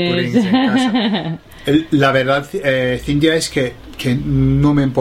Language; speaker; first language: Spanish; non-native, fluent; English